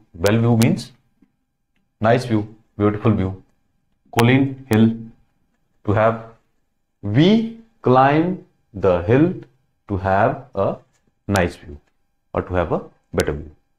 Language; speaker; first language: English; non-native, local second language; Hindi